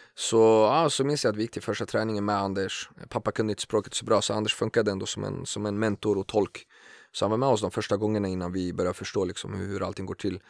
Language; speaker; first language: Swedish; early bilingual, other home language; Kurdish